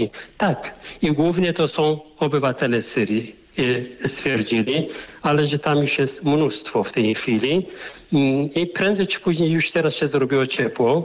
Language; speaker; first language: Polish; non-native, fluent; Arabic